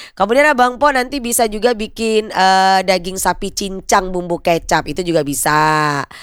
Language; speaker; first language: Indonesian; native; Indonesian